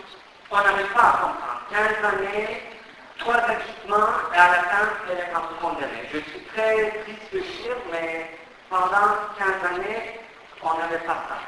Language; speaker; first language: French; non-native, fluent; Turkish